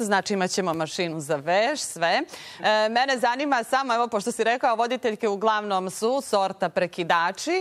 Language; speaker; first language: Serbian; native; Serbian